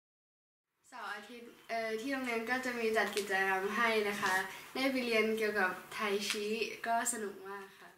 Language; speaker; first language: Thai; native; Thai